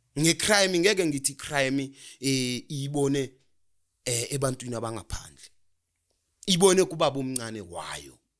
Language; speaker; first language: Zulu; non-native, local second language; Xhosa